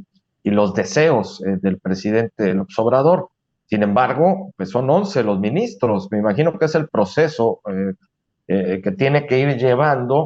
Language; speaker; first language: Spanish; native; Spanish